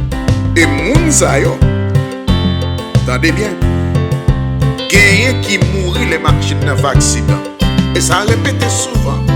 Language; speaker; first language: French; non-native, learner; Haitian Creole